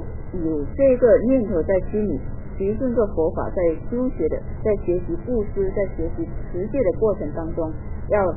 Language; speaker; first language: Chinese; native; Chinese